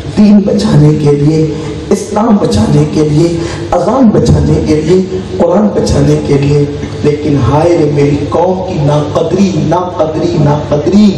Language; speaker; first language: Urdu; native; Urdu